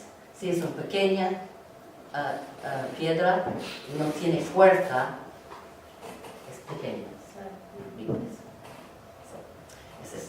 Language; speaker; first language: Spanish; non-native, learner; English